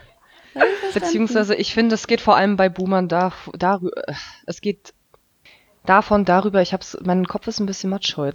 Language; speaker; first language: German; native; German